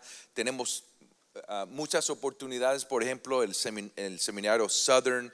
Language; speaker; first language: Spanish; early bilingual, heritage; Spanish